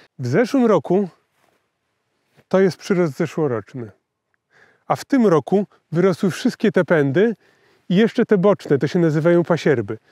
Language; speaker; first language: Polish; native; Polish